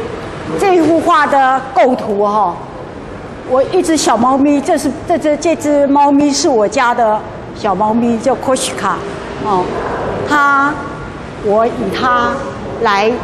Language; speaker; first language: Chinese; native; Chinese